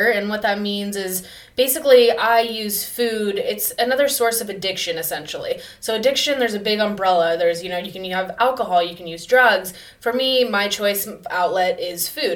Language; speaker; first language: English; native; English